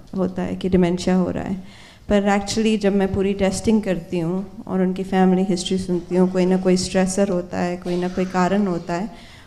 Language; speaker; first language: Hindi; native; Hindi